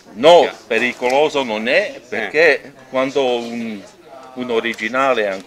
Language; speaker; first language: Italian; non-native, local second language; German